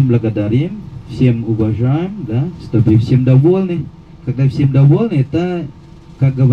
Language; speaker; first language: Russian; non-native, fluent; Balinese